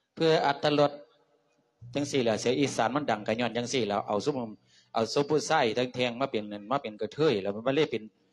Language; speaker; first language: Lao; native; Lao